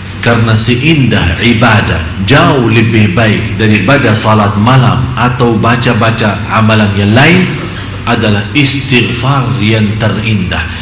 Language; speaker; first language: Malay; non-native, fluent; Arabic